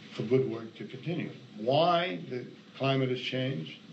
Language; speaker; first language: English; native; English